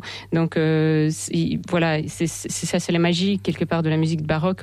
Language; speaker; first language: French; non-native, fluent; Russian